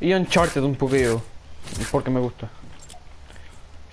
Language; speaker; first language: Spanish; non-native, learner; English